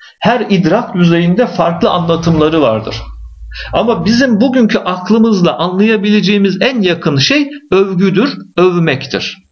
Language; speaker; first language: Turkish; native; Turkish